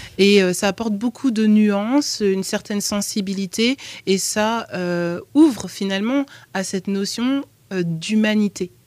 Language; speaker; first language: French; native; French